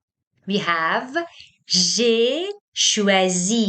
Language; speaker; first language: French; non-native, fluent; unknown